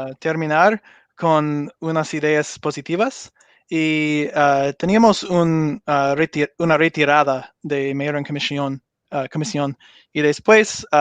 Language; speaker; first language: Spanish; non-native, learner; English